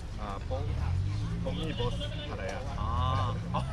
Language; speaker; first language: Thai; non-native, learner; Japanese